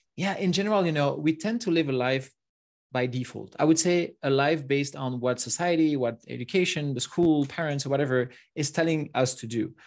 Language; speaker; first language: English; non-native, fluent; French